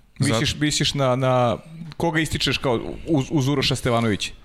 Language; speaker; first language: Serbian; native; Serbian